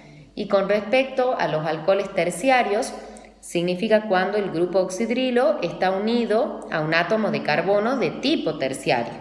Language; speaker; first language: Spanish; native; Spanish